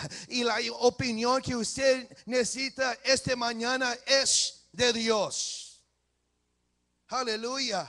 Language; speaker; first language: Spanish; early bilingual, heritage; English